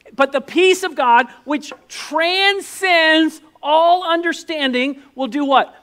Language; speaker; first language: English; native; English